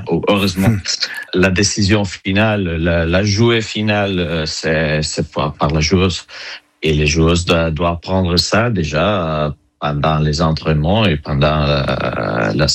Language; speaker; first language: French; non-native, fluent; Italian